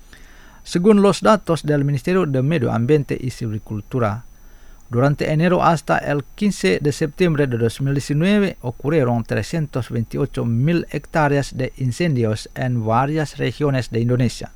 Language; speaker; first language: Spanish; non-native, fluent; Indonesian